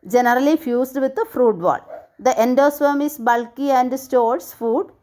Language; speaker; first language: English; non-native, local second language; Malayalam